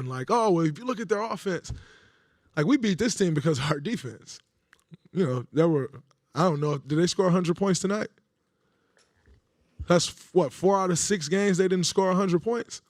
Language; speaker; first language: English; native; English